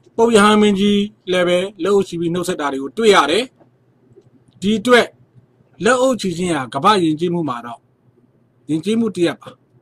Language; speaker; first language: Burmese; non-native, local second language; Rohingya